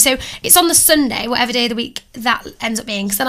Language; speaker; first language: English; native; English